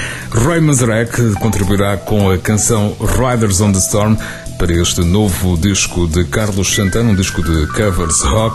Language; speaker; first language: Portuguese; native; Portuguese